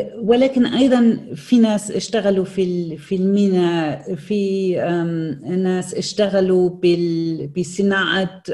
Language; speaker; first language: Arabic; non-native, fluent; German